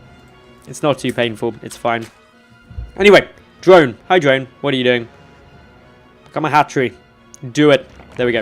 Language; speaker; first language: English; native; English